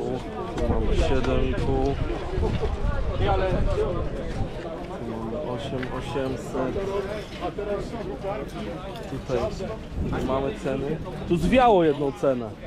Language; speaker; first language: Polish; native; Polish